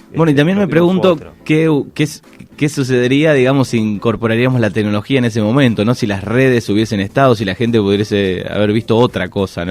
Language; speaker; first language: Spanish; native; Spanish